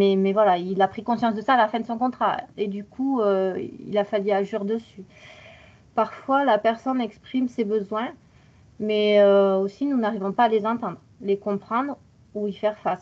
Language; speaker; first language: French; native; French